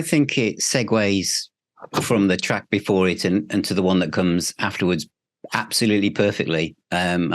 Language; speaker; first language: English; native; English